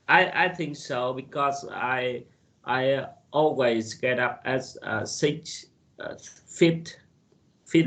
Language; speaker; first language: English; non-native, learner; Vietnamese